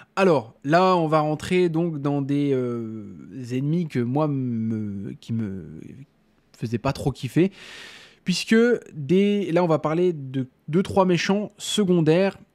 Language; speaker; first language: French; native; French